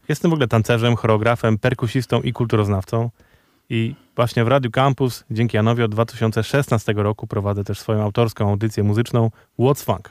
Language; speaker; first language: Polish; native; Polish